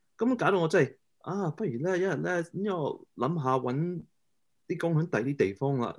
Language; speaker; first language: Cantonese; early bilingual, heritage; Cantonese